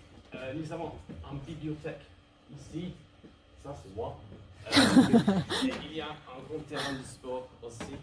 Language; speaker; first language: French; non-native, learner; English